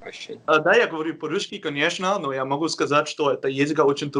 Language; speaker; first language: Russian; non-native, learner; Dutch